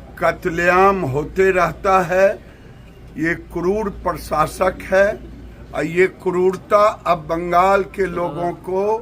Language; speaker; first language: Hindi; native; Hindi